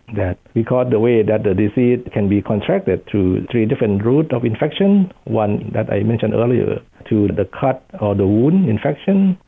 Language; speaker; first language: English; non-native, fluent; Thai